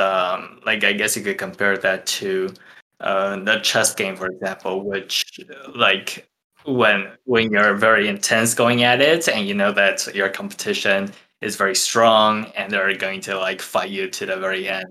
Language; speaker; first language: English; non-native, fluent; Chinese